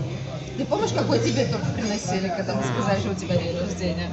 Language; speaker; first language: Russian; native; Russian